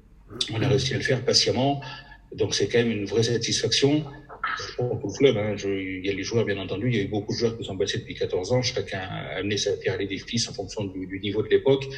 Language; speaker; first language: French; native; French